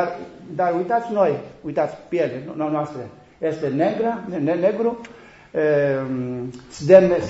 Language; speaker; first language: Romanian; non-native, learner; Greek